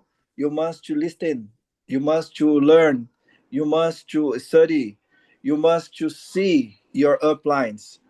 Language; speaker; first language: English; non-native, learner; Portuguese